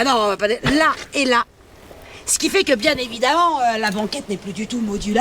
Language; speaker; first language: French; native; French